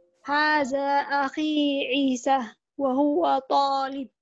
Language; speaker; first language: Arabic; non-native, learner; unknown